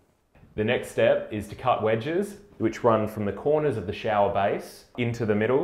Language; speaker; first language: English; native; English